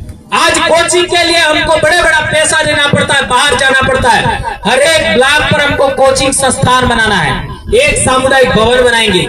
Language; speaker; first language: Hindi; non-native, local second language; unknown